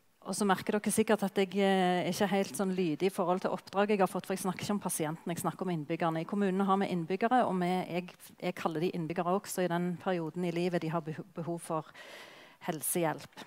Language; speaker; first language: Norwegian; native; Norwegian